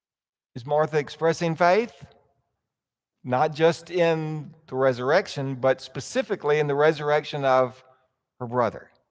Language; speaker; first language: English; native; English